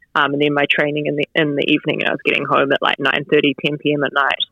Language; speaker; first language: English; native; English